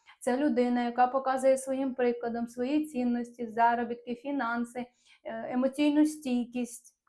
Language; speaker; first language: Ukrainian; non-native, local second language; Russian